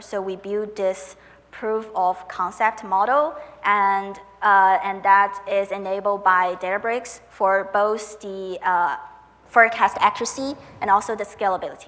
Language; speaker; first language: English; non-native, fluent; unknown